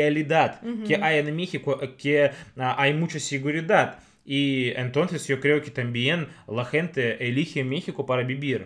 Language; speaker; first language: Spanish; non-native, fluent; Russian